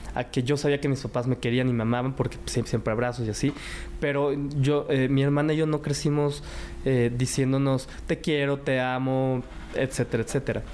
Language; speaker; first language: Spanish; early bilingual, other home language; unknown